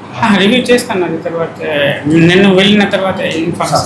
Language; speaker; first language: Telugu; non-native, fluent; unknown